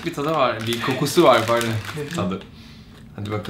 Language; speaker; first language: Turkish; non-native, fluent; Portuguese